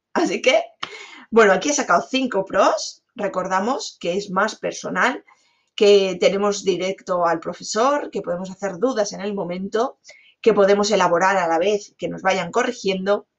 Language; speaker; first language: Spanish; native; Spanish